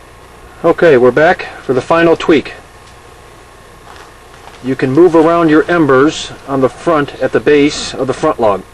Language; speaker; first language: English; native; English